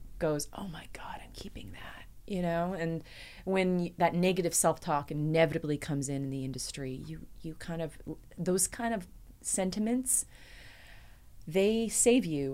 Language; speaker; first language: English; native; English